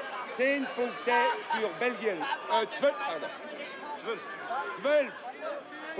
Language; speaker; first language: German; non-native, fluent; Italian